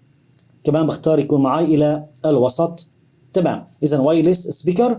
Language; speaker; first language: Arabic; native; Arabic